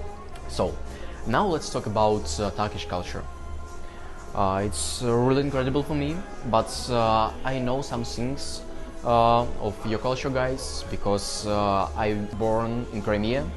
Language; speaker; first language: English; non-native, learner; Russian